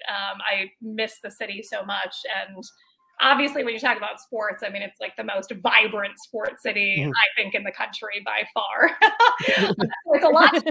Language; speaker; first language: English; native; English